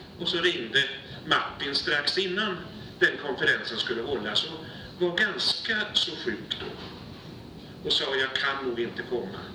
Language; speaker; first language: Swedish; native; Swedish